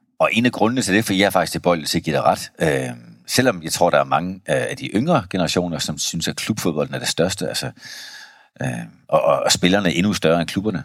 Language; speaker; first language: Danish; native; Danish